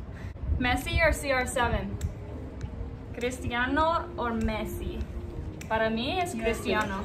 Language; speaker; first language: Spanish; non-native, learner; English